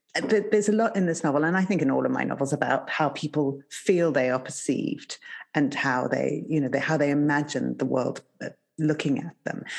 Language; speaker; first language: English; native; English